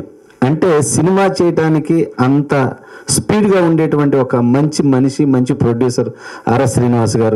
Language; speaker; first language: Telugu; native; Telugu